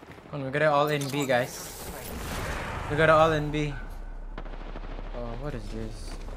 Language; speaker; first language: English; native; English